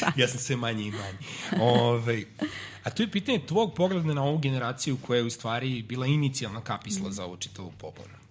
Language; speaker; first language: Serbian; native; Serbian